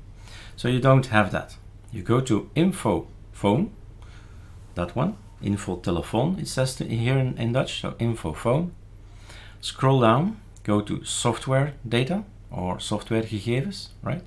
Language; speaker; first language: English; non-native, fluent; Dutch